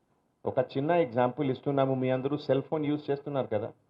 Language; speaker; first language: Telugu; non-native, learner; Hindi